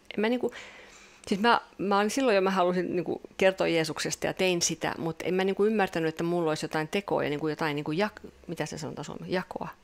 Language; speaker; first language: Finnish; non-native, local second language; Swedish